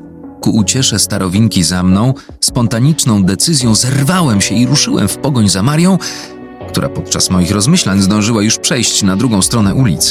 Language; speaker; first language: Polish; native; Polish